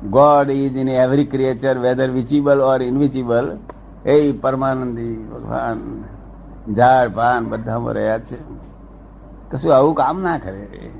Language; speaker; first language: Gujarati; native; Gujarati